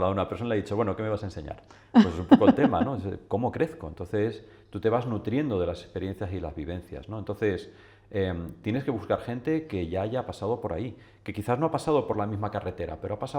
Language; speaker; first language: Spanish; native; Spanish